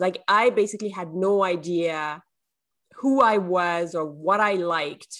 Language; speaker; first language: English; non-native, fluent; French